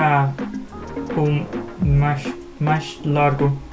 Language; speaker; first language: Portuguese; non-native, learner; English